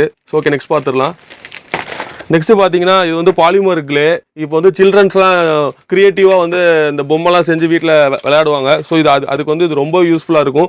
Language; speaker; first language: Tamil; native; Tamil